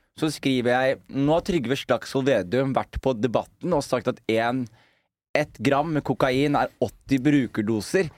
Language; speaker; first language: Norwegian; early bilingual, other home language; Somali